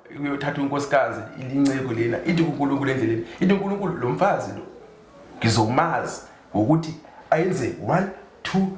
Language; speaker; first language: Zulu; non-native, local second language; Xhosa